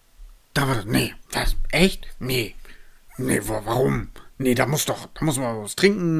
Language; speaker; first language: German; native; German